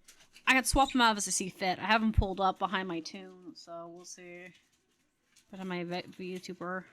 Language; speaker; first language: English; native; English